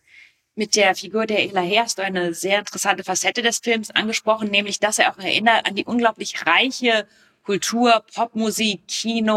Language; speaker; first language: German; native; German